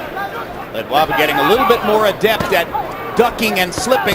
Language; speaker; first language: English; native; English